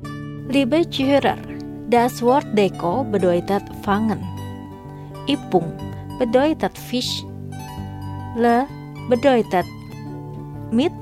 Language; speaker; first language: German; non-native, fluent; Indonesian